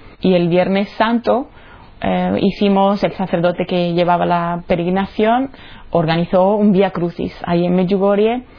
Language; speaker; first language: Spanish; non-native, fluent; Italian